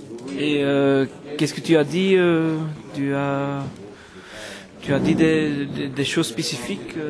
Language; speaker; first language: French; non-native, fluent; Dutch